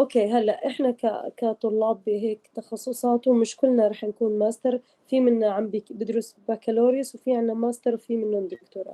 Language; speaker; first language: Arabic; native; Arabic